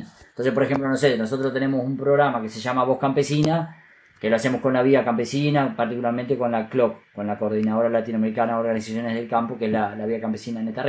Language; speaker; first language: Spanish; native; Spanish